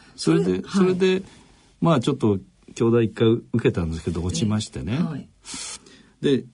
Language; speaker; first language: Japanese; native; Japanese